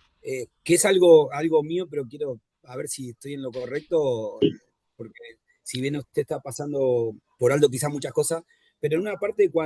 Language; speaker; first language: Spanish; native; Spanish